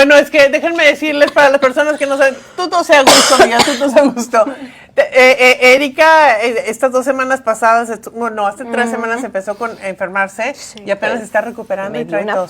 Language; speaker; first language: Spanish; native; Spanish